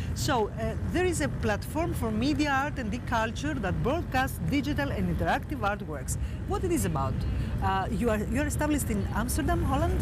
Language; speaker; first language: English; non-native, fluent; Greek